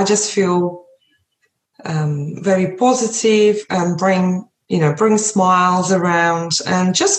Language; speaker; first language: English; early bilingual, other home language; Russian